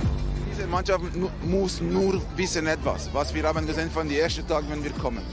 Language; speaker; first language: German; non-native, fluent; French